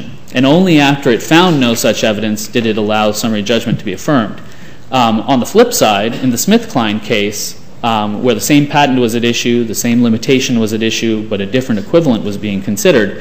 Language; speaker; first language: English; native; English